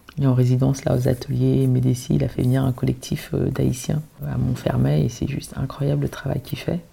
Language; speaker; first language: French; early bilingual, other home language; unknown